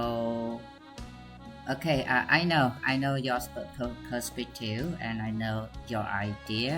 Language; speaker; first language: English; non-native, learner; Khmer